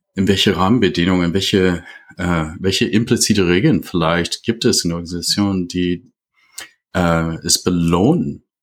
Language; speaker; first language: German; non-native, fluent; English